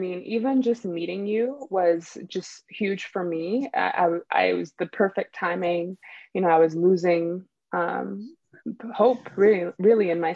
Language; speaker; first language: English; native; English